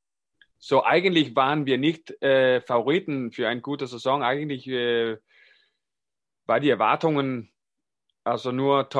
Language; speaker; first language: German; non-native, fluent; Danish